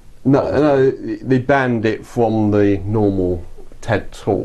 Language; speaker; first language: English; native; English